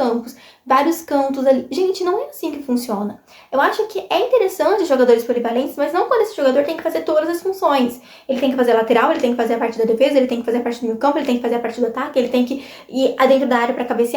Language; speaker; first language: Portuguese; native; Portuguese